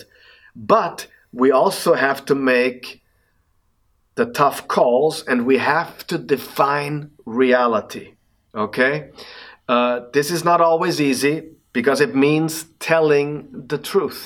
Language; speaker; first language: English; non-native, fluent; German